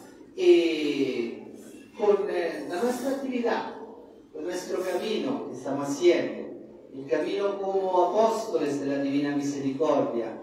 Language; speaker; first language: Spanish; non-native, fluent; Italian